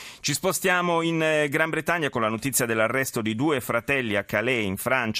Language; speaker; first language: Italian; native; Italian